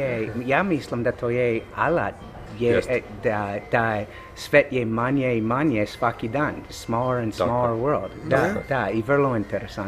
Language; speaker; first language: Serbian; non-native, learner; English